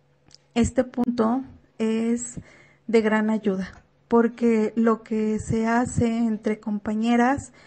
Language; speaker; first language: Spanish; native; Spanish